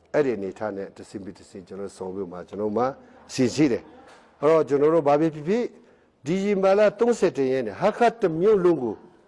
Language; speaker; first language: Burmese; non-native, local second language; Hakha Chin